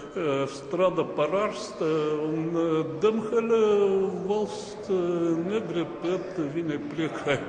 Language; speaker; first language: Latvian; non-native, local second language; Russian